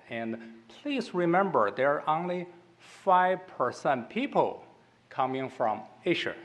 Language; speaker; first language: English; non-native, fluent; Chinese